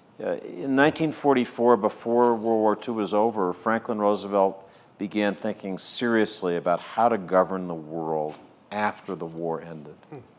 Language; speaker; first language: English; native; English